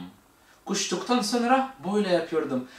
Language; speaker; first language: Turkish; non-native, fluent; Arabic